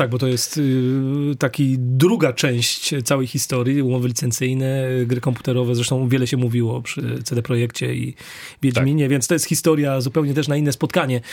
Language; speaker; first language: Polish; native; Polish